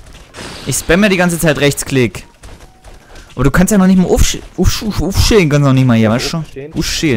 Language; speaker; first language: German; native; German